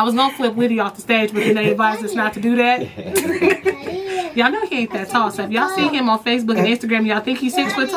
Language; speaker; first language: English; native; English